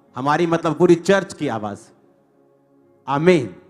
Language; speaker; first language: Hindi; non-native, local second language; Punjabi